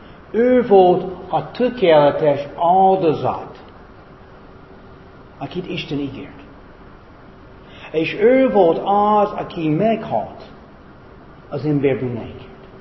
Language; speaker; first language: Hungarian; non-native, fluent; English